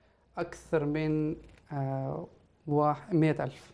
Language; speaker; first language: Arabic; non-native, fluent; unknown